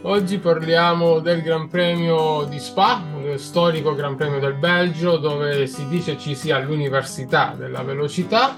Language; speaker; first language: Italian; native; Italian